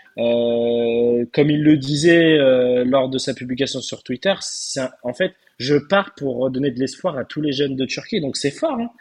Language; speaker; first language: French; early bilingual, other home language; Turkish